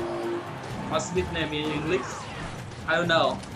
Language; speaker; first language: English; non-native, learner; Vietnamese